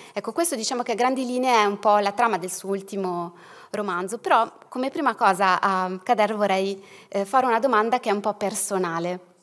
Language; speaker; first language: Italian; native; Italian